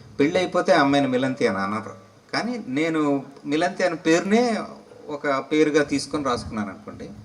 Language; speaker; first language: Telugu; non-native, local second language; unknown